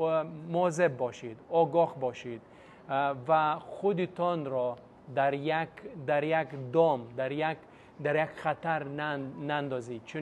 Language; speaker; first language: Persian; non-native, fluent; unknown